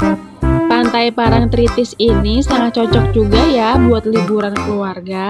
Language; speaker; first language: Indonesian; native; Indonesian